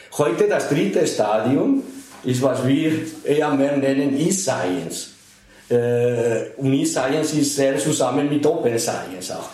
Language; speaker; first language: German; non-native, fluent; Spanish